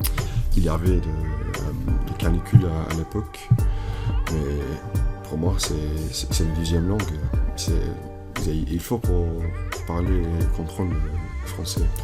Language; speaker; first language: French; non-native, learner; English